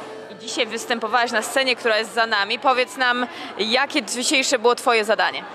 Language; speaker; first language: Polish; native; Polish